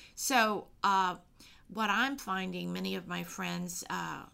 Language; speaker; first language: English; native; English